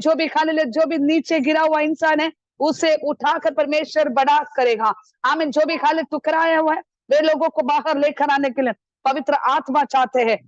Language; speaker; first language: Hindi; non-native, local second language; Malayalam